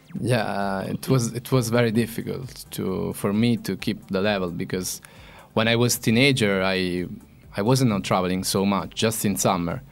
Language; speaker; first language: English; non-native, fluent; Italian